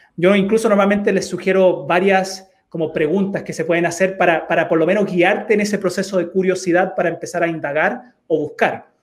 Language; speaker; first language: Spanish; early bilingual, heritage; Spanish